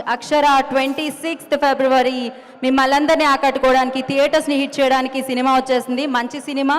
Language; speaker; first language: Telugu; native; Telugu